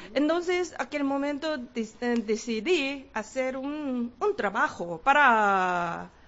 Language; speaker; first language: Spanish; non-native, learner; Korean